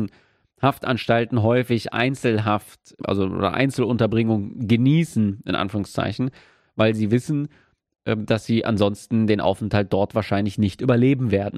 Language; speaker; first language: German; native; German